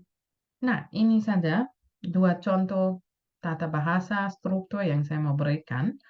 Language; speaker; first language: Indonesian; non-native, fluent; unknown